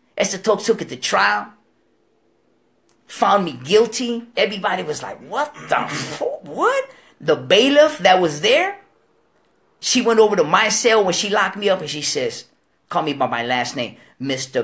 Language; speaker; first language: English; early bilingual, other home language; Spanish